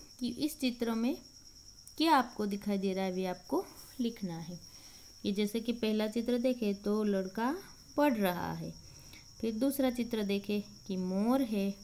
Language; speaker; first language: Hindi; non-native, local second language; Gujarati